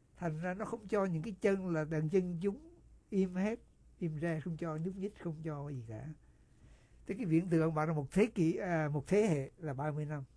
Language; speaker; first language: Vietnamese; native; Vietnamese